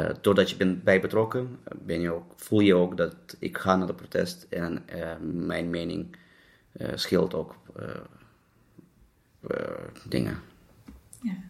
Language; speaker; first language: Dutch; non-native, fluent; Russian